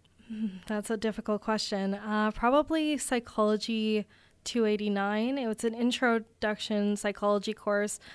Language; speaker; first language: English; native; English